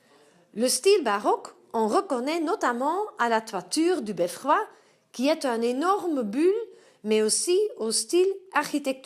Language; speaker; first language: French; non-native, learner; Dutch